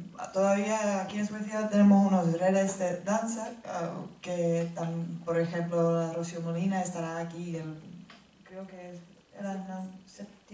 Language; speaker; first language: Spanish; non-native, fluent; Finnish